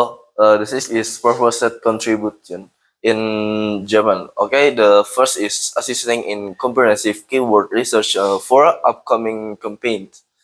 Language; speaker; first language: English; non-native, learner; Indonesian